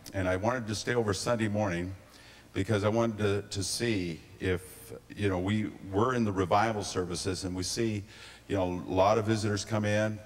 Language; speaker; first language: English; native; English